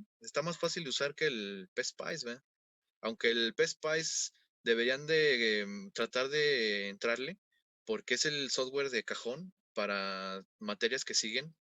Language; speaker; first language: Spanish; native; Spanish